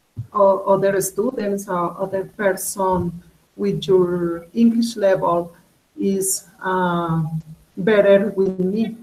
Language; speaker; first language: English; non-native, learner; Spanish